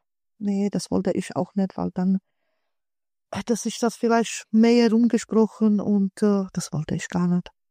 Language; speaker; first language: German; early bilingual, other home language; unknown